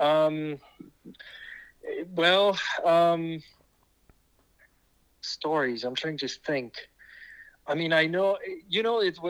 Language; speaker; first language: English; non-native, fluent; French